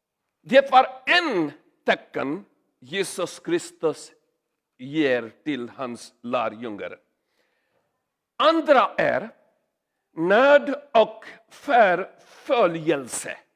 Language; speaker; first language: Swedish; non-native, learner; Urdu